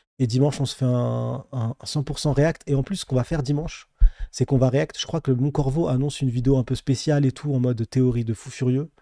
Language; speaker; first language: French; native; French